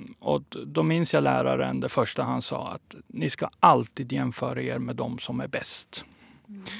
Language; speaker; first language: Swedish; early bilingual, other home language; Persian